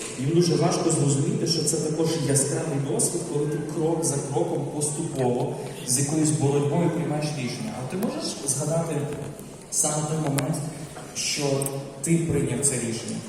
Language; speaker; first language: Ukrainian; native; Ukrainian